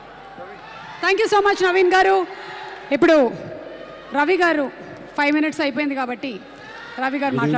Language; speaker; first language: Telugu; native; Telugu